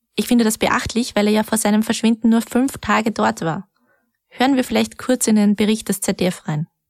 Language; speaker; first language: German; native; German